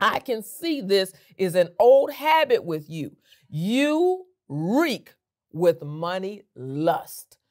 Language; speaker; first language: English; native; English